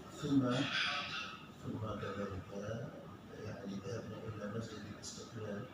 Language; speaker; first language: Arabic; native; Arabic